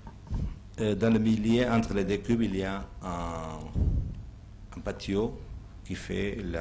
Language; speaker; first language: French; non-native, fluent; Portuguese